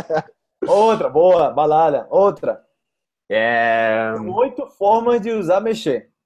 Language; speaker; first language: Portuguese; non-native, fluent; English